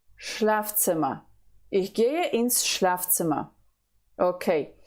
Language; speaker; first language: German; non-native, fluent; Ukrainian